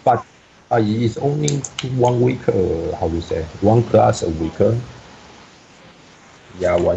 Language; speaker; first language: English; non-native, learner; Chinese